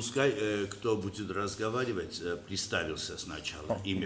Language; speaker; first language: Russian; non-native, fluent; Armenian